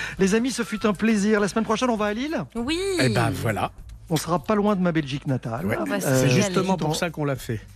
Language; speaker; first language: French; native; French